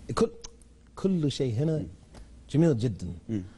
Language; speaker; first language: Arabic; non-native, learner; English